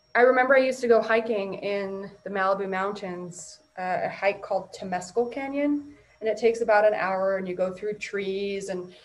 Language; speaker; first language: English; native; English